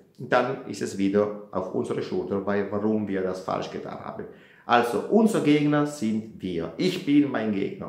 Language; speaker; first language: German; non-native, fluent; Italian